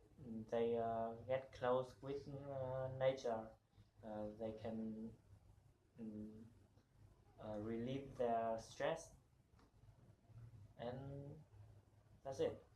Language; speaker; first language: English; non-native, learner; Vietnamese